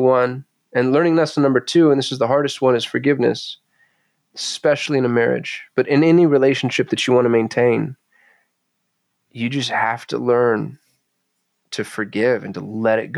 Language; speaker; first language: English; native; English